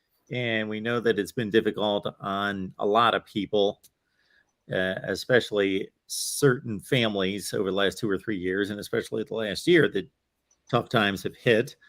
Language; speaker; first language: English; native; English